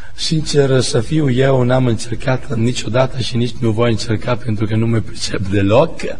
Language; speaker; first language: Romanian; non-native, fluent; Italian